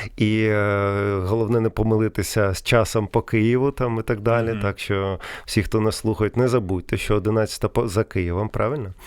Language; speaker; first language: Ukrainian; non-native, local second language; Russian